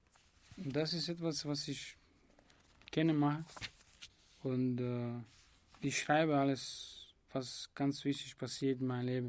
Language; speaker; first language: German; non-native, fluent; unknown